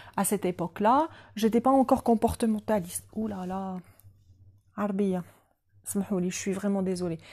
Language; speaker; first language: French; non-native, local second language; Arabic